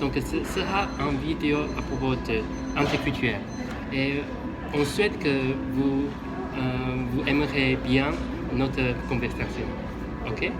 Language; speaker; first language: French; non-native, learner; Chinese